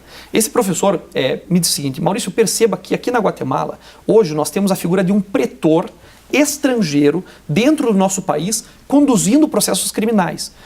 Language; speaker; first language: Portuguese; native; Portuguese